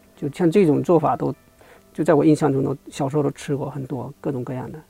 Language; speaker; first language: Chinese; native; Chinese